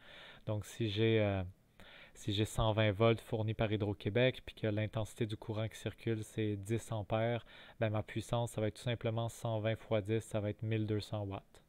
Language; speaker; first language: French; native; French